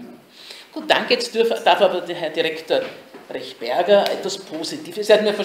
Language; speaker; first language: German; native; German